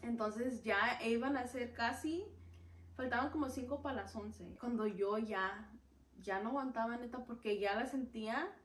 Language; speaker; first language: Spanish; early bilingual, heritage; Spanish